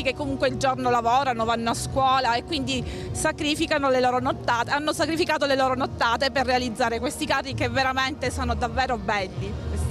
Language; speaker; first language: Italian; native; Italian